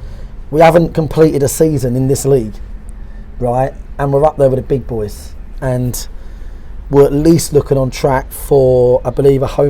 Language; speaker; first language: English; native; English